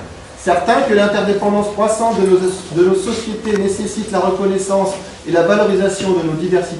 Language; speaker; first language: French; native; French